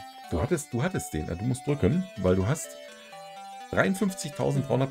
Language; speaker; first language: German; native; German